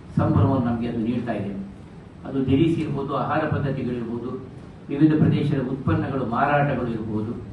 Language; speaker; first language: Kannada; non-native, local second language; Tulu